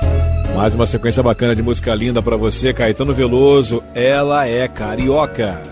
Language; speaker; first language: Portuguese; native; Portuguese